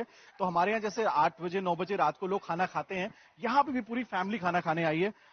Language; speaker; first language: Hindi; native; Hindi